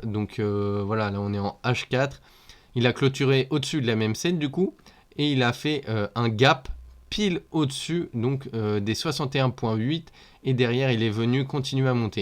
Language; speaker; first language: French; native; French